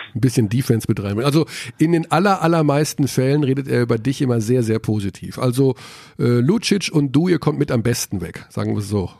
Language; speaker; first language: German; native; German